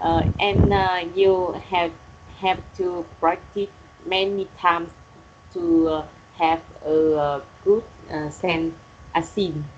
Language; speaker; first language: English; non-native, learner; Vietnamese